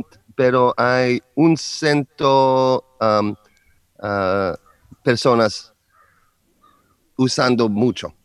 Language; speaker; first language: Spanish; non-native, learner; English